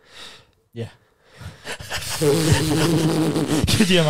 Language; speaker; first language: English; native; English